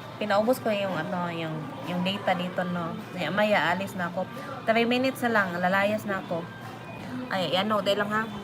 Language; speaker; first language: Filipino; non-native, local second language; Waray